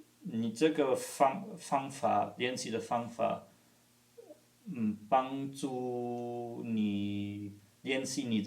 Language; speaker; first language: Chinese; non-native, fluent; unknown